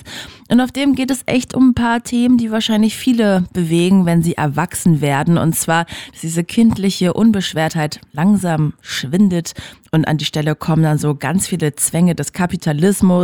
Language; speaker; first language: German; native; German